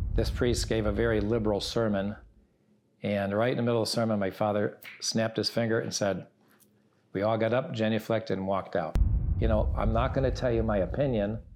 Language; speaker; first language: English; early bilingual, other home language; Italian